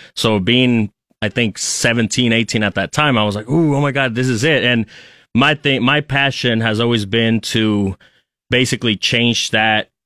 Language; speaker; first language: English; early bilingual, other home language; Spanish